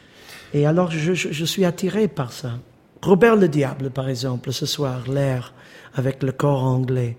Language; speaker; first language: French; non-native, fluent; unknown